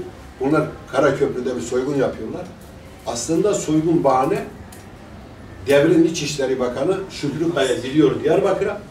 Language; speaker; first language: Turkish; non-native, local second language; Kurdish